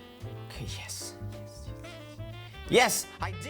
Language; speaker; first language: English; non-native, learner; French